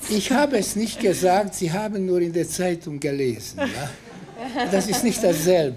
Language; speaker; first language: German; non-native, fluent; Hungarian